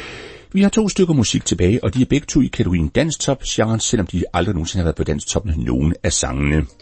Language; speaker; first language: Danish; native; Danish